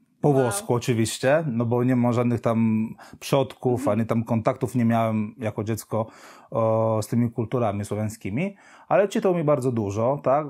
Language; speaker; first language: Polish; non-native, fluent; Italian